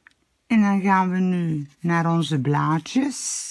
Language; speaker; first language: Dutch; native; Dutch